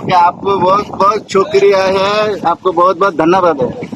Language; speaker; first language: Hindi; non-native, learner; Bangla